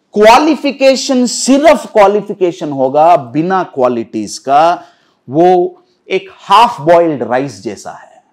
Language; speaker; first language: Hindi; non-native, local second language; Telugu